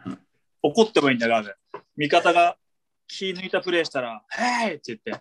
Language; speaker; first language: Japanese; native; Japanese